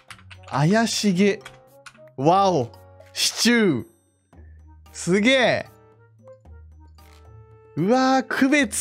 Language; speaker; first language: Japanese; native; Japanese